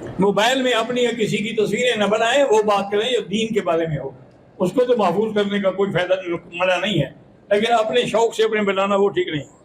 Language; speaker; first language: Urdu; native; Urdu